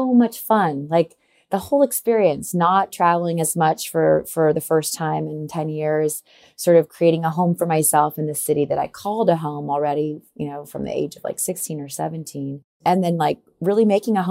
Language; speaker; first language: English; native; English